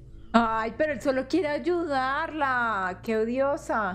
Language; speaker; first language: Spanish; native; Spanish